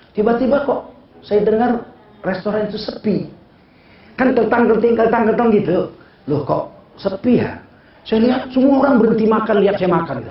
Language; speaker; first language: Indonesian; native; Indonesian